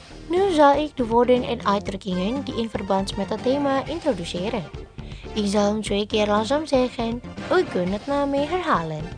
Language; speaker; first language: Dutch; non-native, learner; Indonesian